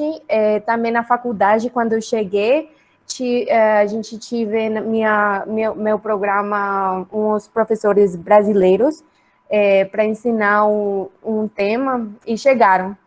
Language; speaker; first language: Portuguese; non-native, learner; Spanish